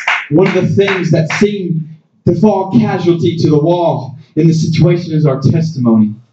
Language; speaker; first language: English; native; English